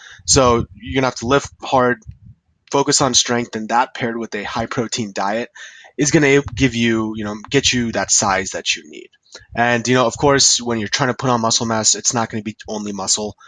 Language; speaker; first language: English; native; English